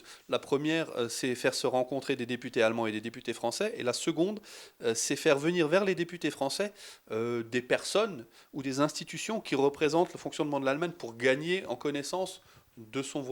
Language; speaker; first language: French; native; French